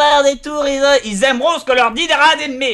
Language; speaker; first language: French; native; French